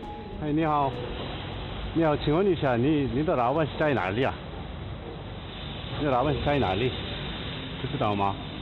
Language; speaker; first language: Chinese; non-native, learner; Korean